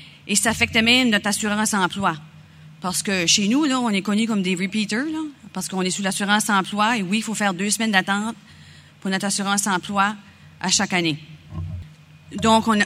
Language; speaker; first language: French; native; French